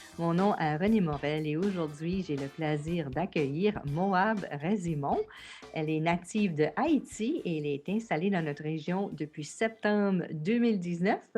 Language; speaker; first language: French; native; French